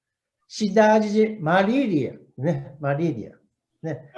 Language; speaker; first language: Portuguese; non-native, learner; Japanese